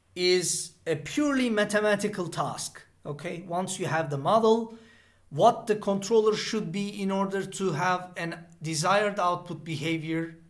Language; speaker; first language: English; non-native, fluent; Turkish